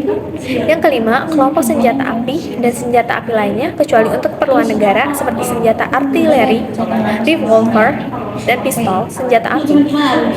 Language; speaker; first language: Indonesian; native; Indonesian